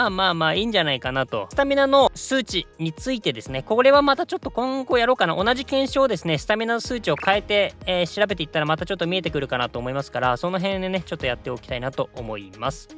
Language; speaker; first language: Japanese; native; Japanese